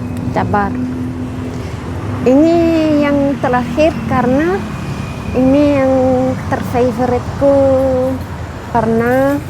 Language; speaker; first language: Indonesian; non-native, fluent; Arabic